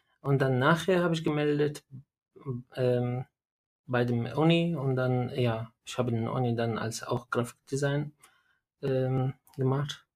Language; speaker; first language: German; non-native, learner; Arabic